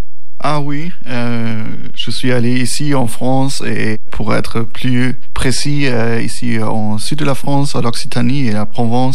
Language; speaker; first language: French; non-native, learner; German